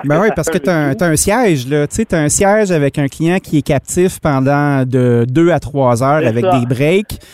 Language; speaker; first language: French; native; French